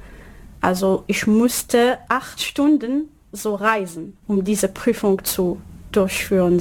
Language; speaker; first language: German; non-native, learner; Arabic